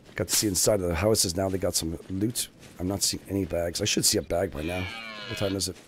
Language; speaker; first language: English; native; English